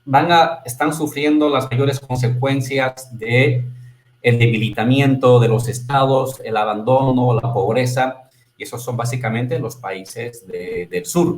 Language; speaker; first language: Spanish; native; Spanish